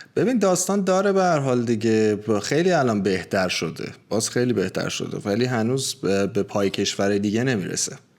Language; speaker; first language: Persian; native; Persian